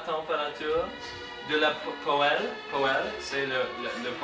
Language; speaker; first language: French; non-native, learner; English